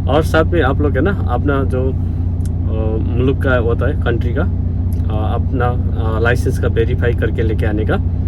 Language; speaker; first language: Hindi; non-native, learner; Nepali